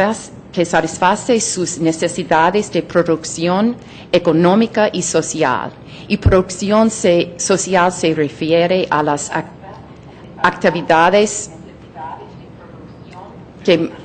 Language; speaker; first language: Spanish; non-native, fluent; English